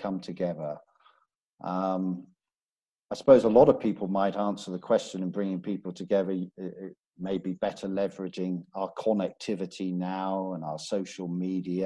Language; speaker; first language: English; native; English